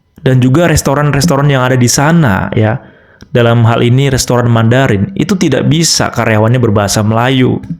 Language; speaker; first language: Indonesian; native; Indonesian